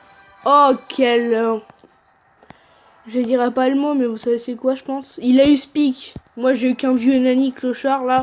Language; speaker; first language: French; native; French